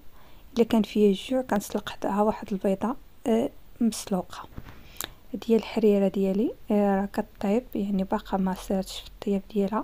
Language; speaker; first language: Arabic; native; Arabic